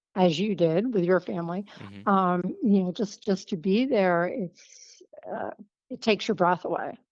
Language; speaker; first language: English; native; English